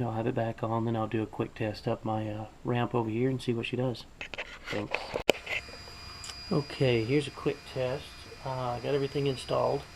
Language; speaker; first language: English; native; English